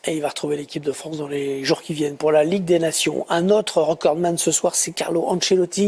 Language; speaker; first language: French; native; French